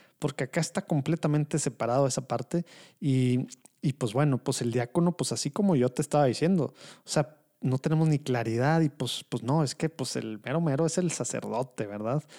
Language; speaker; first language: Spanish; native; Spanish